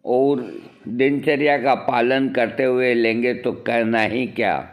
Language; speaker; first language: Hindi; native; Hindi